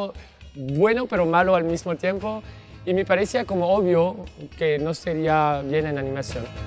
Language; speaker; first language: Spanish; non-native, fluent; French